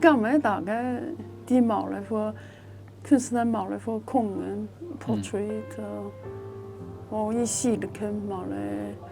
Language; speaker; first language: Norwegian; non-native, learner; Chinese